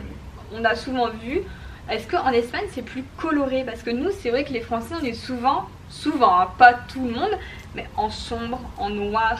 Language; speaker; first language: French; native; French